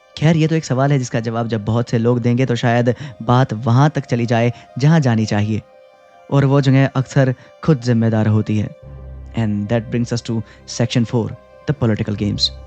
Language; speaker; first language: Hindi; native; Hindi